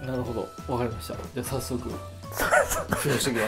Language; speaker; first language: Japanese; native; Japanese